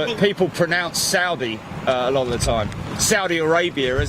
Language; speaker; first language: English; native; English